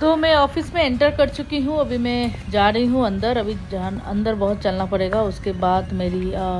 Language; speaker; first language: Hindi; non-native, local second language; Bangla